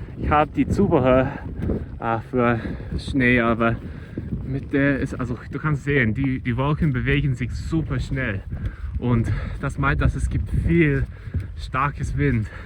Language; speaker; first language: German; non-native, learner; English